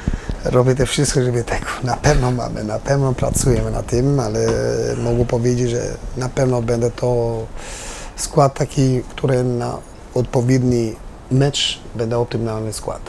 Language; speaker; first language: Polish; non-native, learner; Albanian